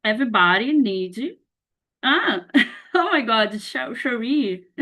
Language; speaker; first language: English; non-native, learner; Portuguese